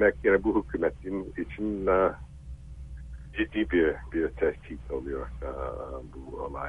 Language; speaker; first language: Turkish; non-native, fluent; English